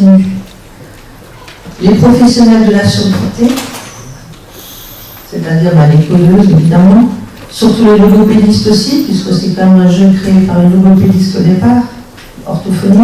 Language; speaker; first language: French; native; French